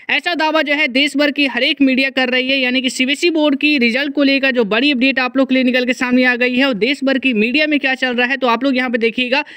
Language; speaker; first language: Hindi; native; Hindi